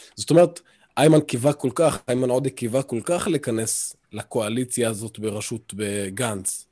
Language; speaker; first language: Hebrew; non-native, local second language; Arabic